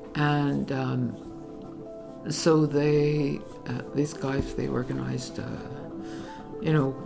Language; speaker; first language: English; native; English